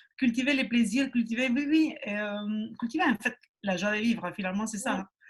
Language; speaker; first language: French; non-native, fluent; Spanish